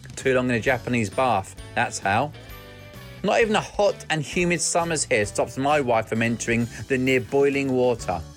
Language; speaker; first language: English; native; English